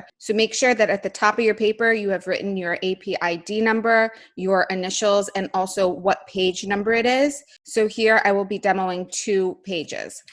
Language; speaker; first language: English; native; English